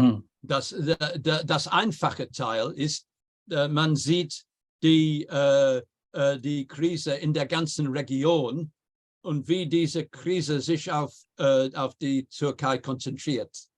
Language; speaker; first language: German; non-native, fluent; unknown